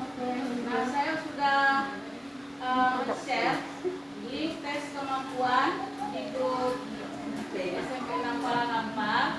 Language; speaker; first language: Indonesian; native; Indonesian